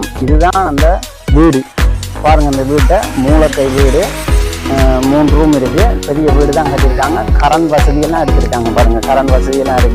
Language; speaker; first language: Tamil; native; Tamil